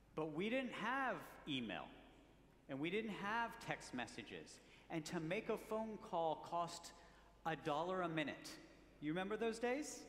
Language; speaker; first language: English; native; English